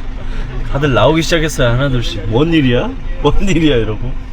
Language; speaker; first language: Korean; native; Korean